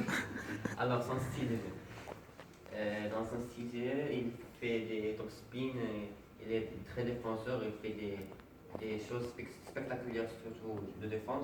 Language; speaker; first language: French; non-native, fluent; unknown